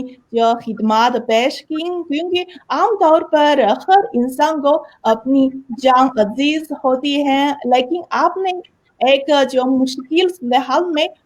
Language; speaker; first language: Hindi; non-native, fluent; Chinese